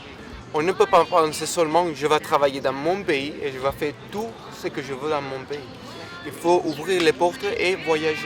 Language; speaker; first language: French; non-native, fluent; Spanish